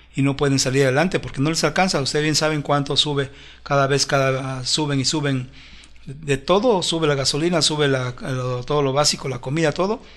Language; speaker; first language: Spanish; native; Spanish